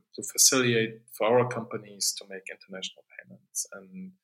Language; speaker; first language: English; non-native, fluent; German